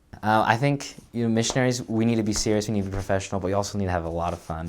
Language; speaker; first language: English; native; English